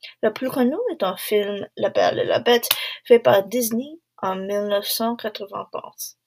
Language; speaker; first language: French; non-native, learner; English